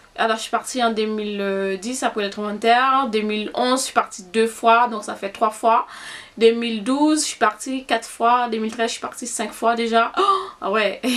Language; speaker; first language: French; non-native, local second language; Haitian Creole